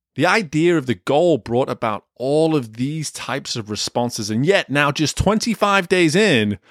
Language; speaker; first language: English; native; English